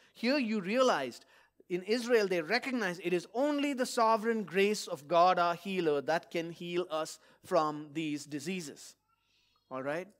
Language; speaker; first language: English; non-native, local second language; Malayalam